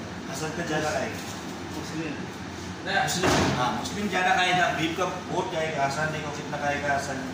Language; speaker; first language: Hindi; non-native, learner; Filipino